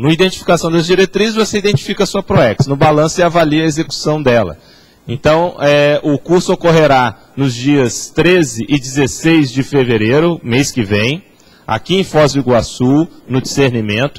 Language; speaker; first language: Portuguese; native; Portuguese